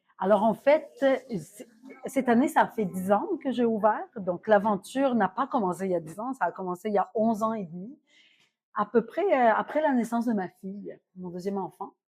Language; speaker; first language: French; non-native, fluent; Arabic